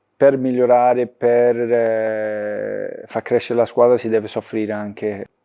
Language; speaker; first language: Italian; non-native, fluent; Danish